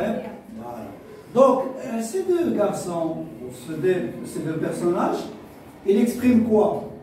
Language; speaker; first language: French; non-native, local second language; Arabic